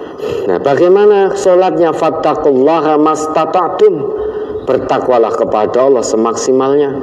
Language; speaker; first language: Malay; non-native, local second language; Javanese